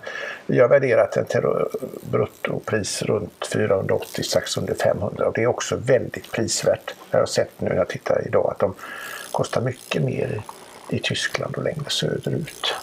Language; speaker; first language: Swedish; native; Swedish